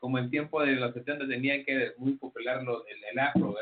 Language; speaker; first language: Spanish; early bilingual, heritage; Spanish